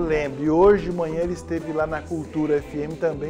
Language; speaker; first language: Portuguese; native; Portuguese